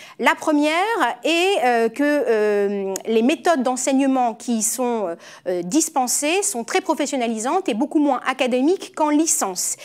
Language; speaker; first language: French; native; French